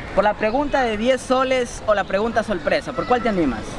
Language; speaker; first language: Spanish; native; Spanish